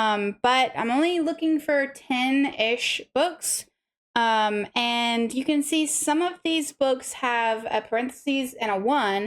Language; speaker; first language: English; native; English